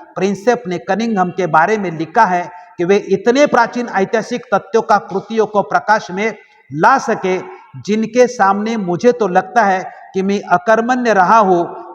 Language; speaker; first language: Hindi; non-native, local second language; Marathi